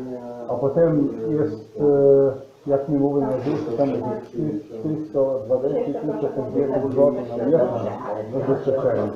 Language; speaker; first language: Polish; non-native, learner; Slovenian